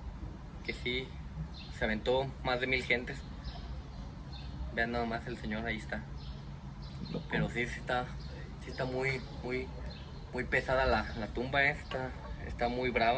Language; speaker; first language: Spanish; native; Spanish